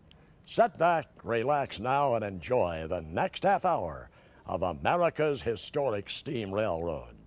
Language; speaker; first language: English; native; English